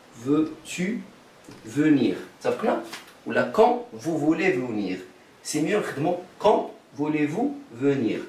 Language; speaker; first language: French; non-native, local second language; Arabic